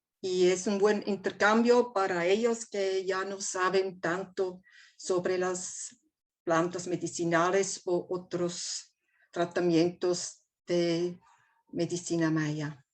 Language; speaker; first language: Spanish; non-native, fluent; German